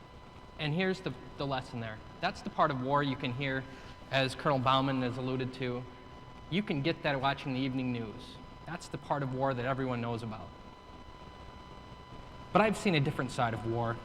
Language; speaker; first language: English; native; English